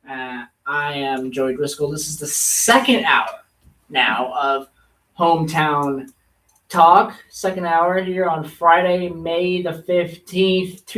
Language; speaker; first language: English; native; English